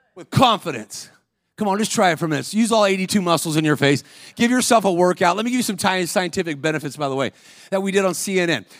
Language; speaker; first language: English; native; English